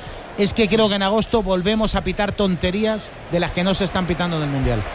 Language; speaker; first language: Spanish; native; Spanish